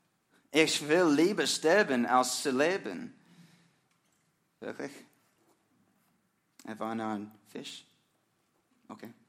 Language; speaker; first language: German; non-native, learner; English